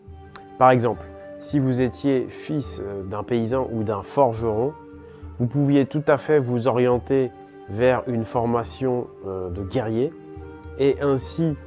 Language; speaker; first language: French; native; French